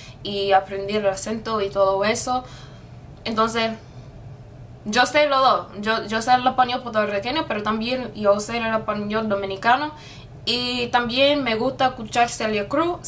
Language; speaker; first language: Spanish; non-native, fluent; English